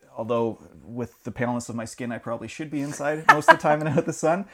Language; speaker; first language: English; native; English